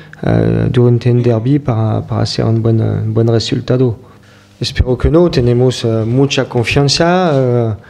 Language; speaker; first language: Spanish; non-native, fluent; French